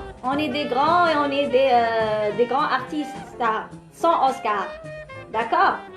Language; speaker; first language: French; non-native, local second language; Arabic